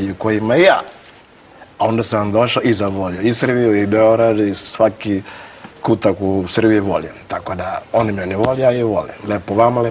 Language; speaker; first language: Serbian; non-native, learner; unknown